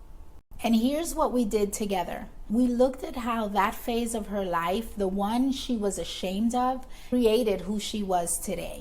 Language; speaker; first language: English; native; English